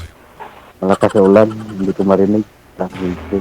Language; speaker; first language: Filipino; non-native, local second language; Cebuano